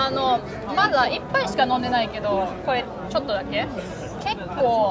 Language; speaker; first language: Japanese; non-native, fluent; German